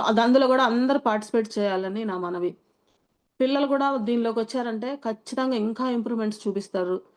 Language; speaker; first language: Telugu; native; Telugu